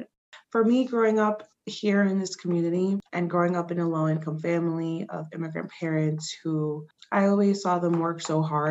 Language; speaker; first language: English; early bilingual, other home language; Spanish